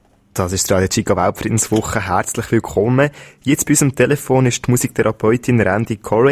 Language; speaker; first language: German; native; German